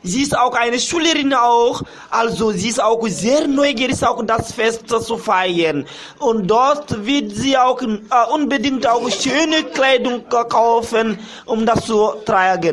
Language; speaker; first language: German; non-native, learner; Bambara